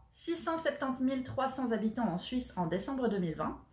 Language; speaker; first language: French; native; French